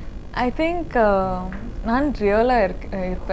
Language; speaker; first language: Tamil; non-native, learner; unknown